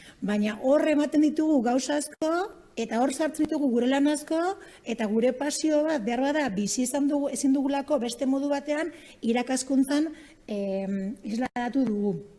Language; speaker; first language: Basque; native; Basque